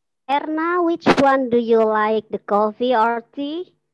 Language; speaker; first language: English; non-native, learner; Indonesian